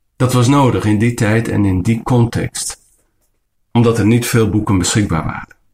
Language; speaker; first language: Dutch; non-native, local second language; Western Frisian